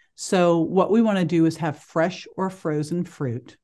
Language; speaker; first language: English; native; English